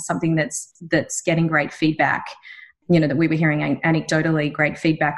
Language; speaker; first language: English; native; English